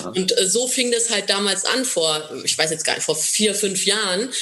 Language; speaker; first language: German; non-native, fluent; Portuguese